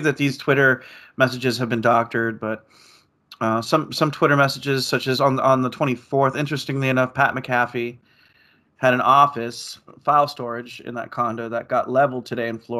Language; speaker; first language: English; native; English